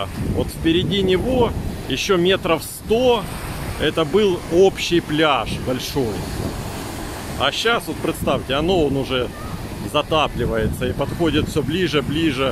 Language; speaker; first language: Russian; native; Russian